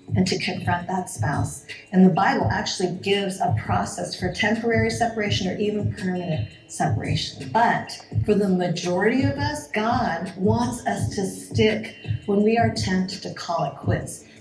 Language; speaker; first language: English; native; English